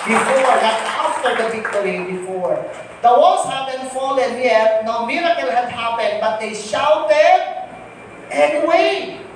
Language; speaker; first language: English; non-native, local second language; Filipino